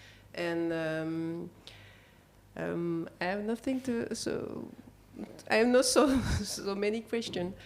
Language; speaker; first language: English; non-native, learner; French